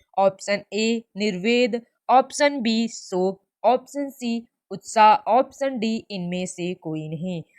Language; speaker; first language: Hindi; native; Hindi